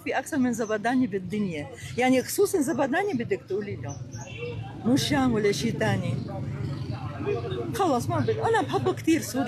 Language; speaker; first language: Arabic; non-native, learner; Russian